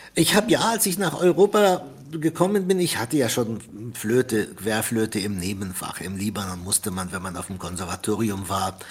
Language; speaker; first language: German; non-native, fluent; Arabic